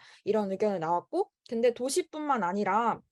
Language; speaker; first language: Korean; native; Korean